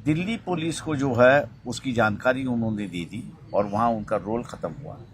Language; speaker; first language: Hindi; non-native, local second language; Marathi